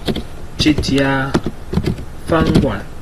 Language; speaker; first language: Chinese; non-native, learner; English